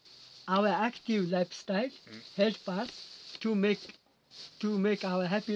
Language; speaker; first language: English; non-native, learner; Mongolian